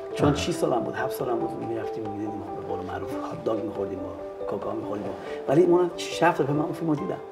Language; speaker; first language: Persian; native; Persian